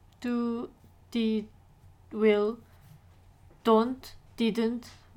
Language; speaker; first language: English; non-native, learner; Korean